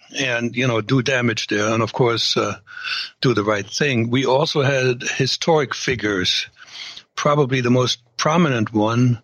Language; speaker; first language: English; non-native, fluent; German